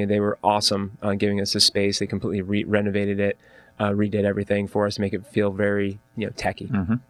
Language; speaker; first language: English; native; English